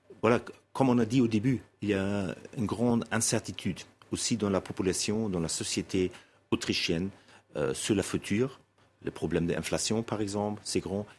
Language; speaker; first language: French; non-native, fluent; German